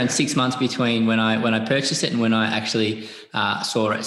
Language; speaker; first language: English; native; English